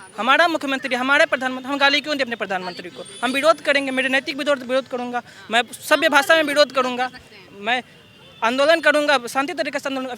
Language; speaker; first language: Hindi; native; Hindi